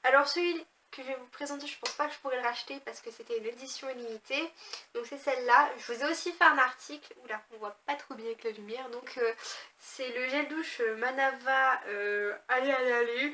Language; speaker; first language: French; native; French